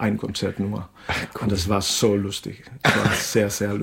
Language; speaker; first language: German; non-native, fluent; Spanish